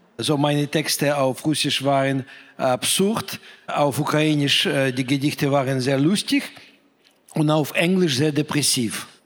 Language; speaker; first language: German; non-native, fluent; Russian